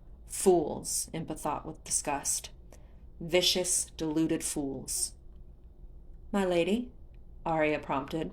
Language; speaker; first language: English; native; English